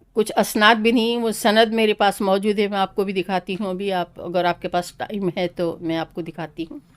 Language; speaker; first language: Urdu; native; Urdu